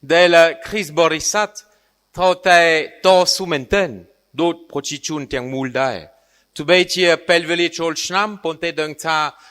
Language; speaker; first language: Khmer; non-native, fluent; French